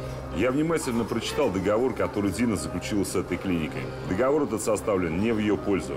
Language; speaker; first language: Russian; native; Russian